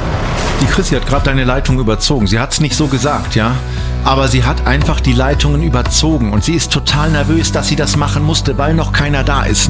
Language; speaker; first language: German; native; German